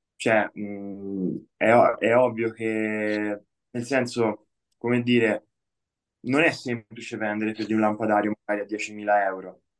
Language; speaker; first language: Italian; native; Italian